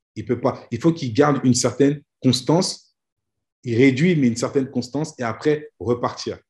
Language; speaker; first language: French; native; French